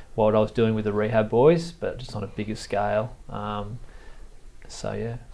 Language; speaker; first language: English; native; English